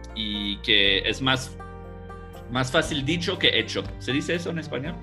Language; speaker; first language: Spanish; non-native, fluent; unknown